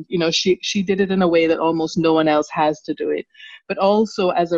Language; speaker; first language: English; native; English